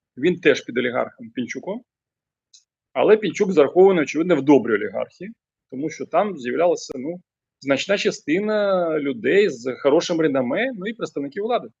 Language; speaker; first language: Ukrainian; non-native, local second language; Russian